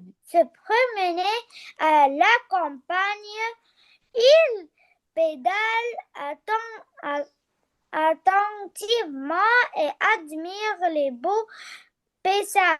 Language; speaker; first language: French; non-native, learner; Arabic